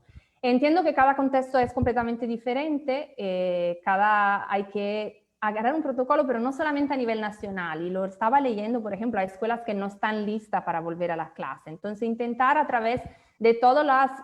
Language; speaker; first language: Spanish; native; Spanish